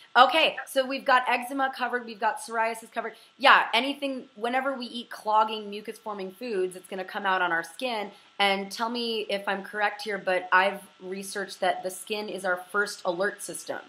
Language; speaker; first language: English; native; English